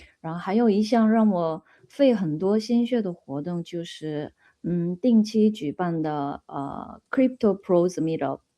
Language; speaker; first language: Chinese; non-native, fluent; Korean